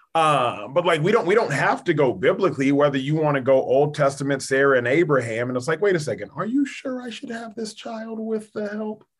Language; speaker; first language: English; early bilingual, other home language; Yoruba